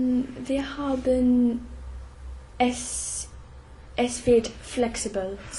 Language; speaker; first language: German; non-native, fluent; English